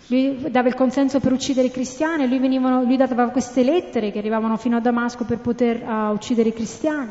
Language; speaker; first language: Italian; non-native, fluent; English